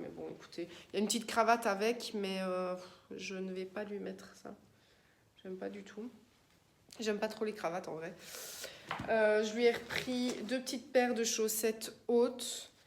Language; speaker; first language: French; native; French